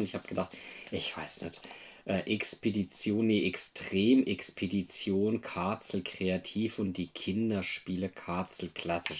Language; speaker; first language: German; native; German